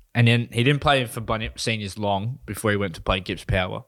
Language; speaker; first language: English; native; English